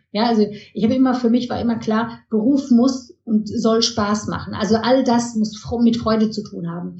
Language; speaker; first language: German; early bilingual, heritage; German